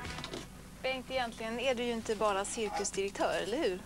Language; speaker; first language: Swedish; native; Swedish